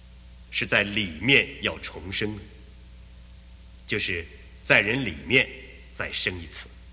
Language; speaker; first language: Chinese; native; Chinese